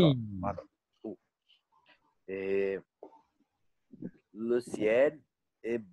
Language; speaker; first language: French; non-native, learner; Portuguese